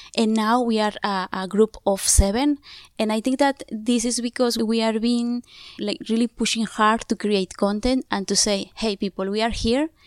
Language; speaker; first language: English; non-native, fluent; Zapotec